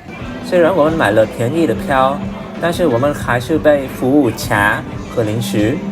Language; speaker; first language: Chinese; non-native, learner; Vietnamese